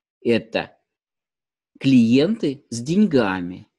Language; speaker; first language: Russian; native; Russian